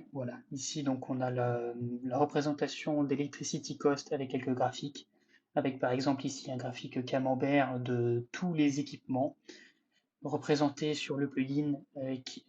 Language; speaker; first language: French; native; French